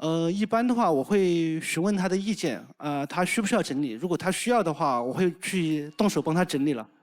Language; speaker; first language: Chinese; native; Chinese